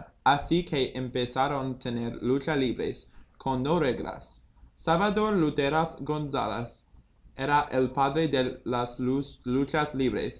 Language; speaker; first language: Spanish; non-native, learner; English